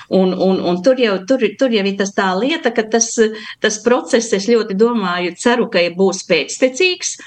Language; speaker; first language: Latvian; native; Latvian